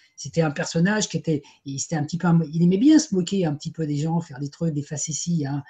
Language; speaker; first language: French; native; French